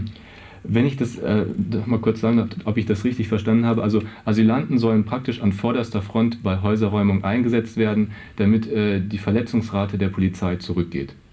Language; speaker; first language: German; native; German